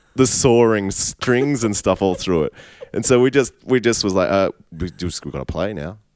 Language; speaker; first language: English; native; English